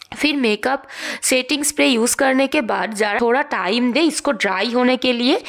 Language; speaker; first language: Hindi; non-native, local second language; Bangla